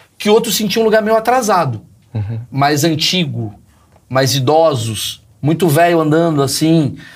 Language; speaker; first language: Portuguese; native; Portuguese